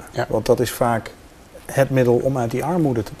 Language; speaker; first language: Dutch; native; Dutch